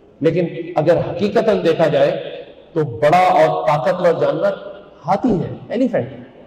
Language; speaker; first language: Urdu; native; Urdu